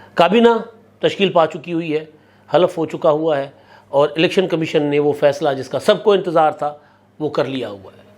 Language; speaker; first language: Urdu; non-native, local second language; Sindhi